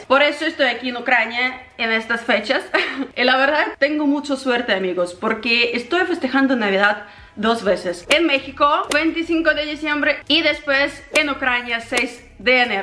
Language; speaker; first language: Spanish; non-native, fluent; Ukrainian